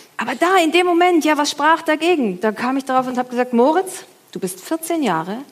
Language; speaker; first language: German; native; German